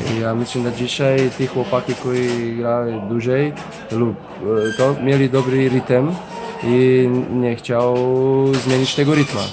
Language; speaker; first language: Polish; non-native, learner; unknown